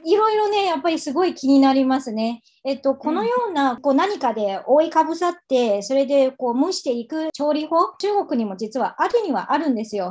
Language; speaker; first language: Japanese; non-native, fluent; Chinese